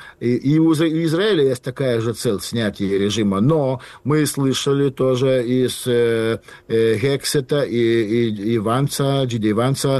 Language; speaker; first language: Russian; non-native, fluent; Lithuanian